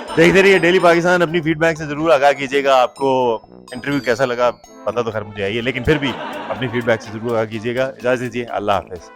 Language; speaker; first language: Urdu; non-native, local second language; Punjabi